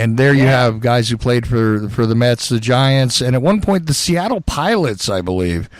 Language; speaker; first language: English; native; English